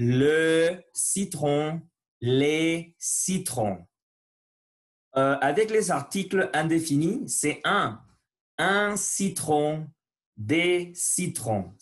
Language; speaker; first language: French; non-native, learner; Spanish